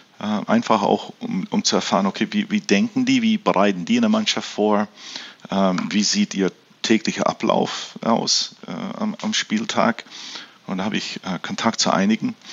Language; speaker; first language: German; early bilingual, heritage; German